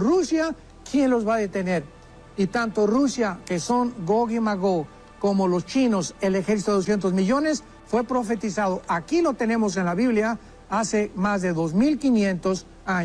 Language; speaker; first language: Spanish; native; Spanish